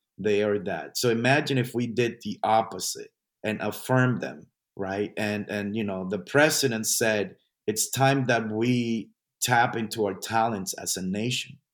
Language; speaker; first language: English; non-native, fluent; Spanish